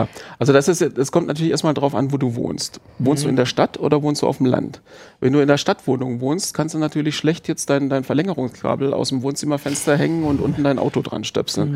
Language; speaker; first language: German; native; German